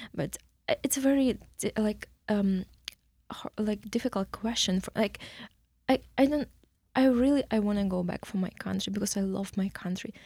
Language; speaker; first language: English; non-native, learner; Ukrainian